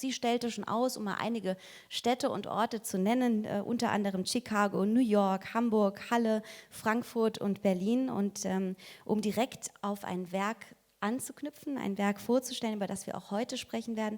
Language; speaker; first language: German; native; German